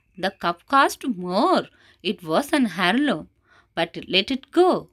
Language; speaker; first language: English; non-native, local second language; Tamil